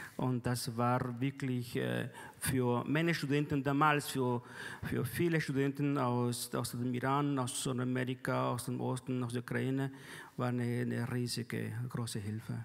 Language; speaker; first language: German; non-native, fluent; Spanish